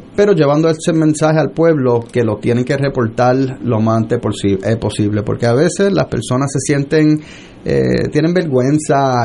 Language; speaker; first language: Spanish; early bilingual, heritage; Spanish